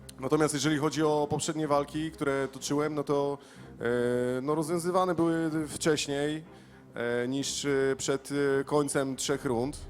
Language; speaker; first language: Polish; native; Polish